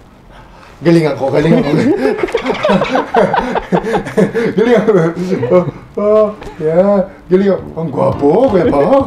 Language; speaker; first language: Filipino; non-native, fluent; Korean